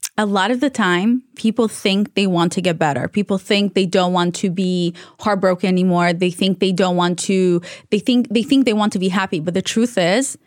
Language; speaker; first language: English; non-native, fluent; Hebrew